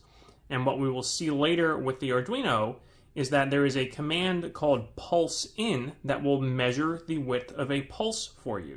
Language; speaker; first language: English; native; English